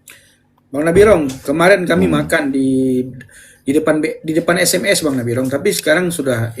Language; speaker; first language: Indonesian; native; Indonesian